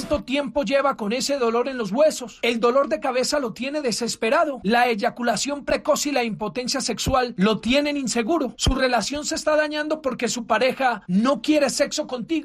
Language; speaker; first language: Spanish; native; Spanish